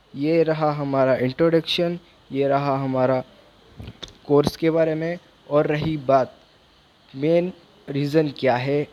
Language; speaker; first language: Hindi; non-native, local second language; Urdu